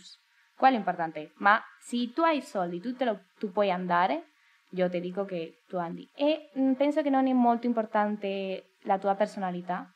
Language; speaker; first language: Italian; non-native, learner; Spanish